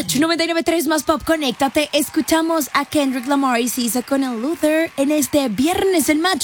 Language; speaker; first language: Spanish; native; Spanish